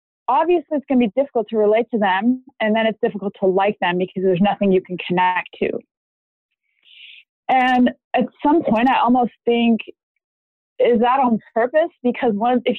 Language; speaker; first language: English; non-native, fluent; German